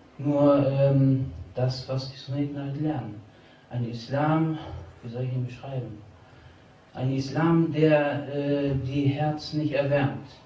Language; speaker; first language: German; early bilingual, other home language; Albanian